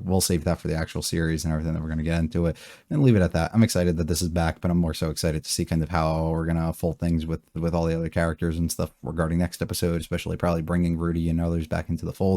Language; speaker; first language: English; native; English